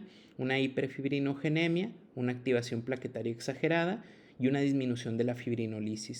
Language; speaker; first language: Spanish; native; Spanish